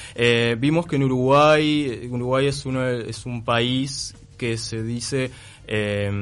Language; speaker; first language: Spanish; native; Spanish